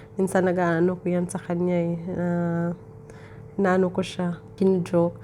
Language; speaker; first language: Filipino; native; Filipino